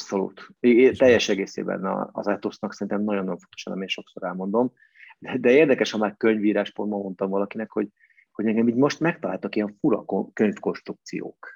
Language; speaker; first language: Hungarian; native; Hungarian